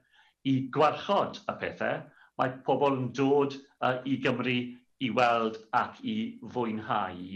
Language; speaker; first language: Welsh; non-native, local second language; English